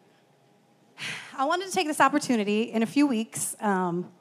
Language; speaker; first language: English; native; English